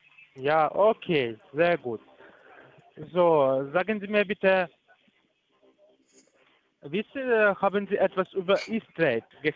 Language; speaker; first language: German; non-native, learner; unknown